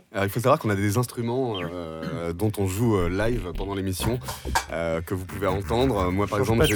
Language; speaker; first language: French; native; French